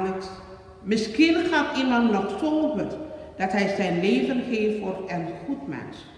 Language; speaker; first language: Dutch; non-native, learner; Indonesian